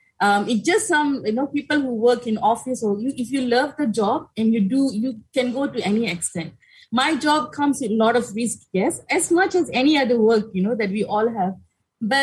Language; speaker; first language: English; non-native, local second language; Tamil